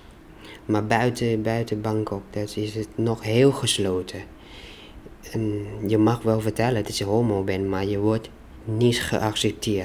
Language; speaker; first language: Dutch; non-native, learner; Thai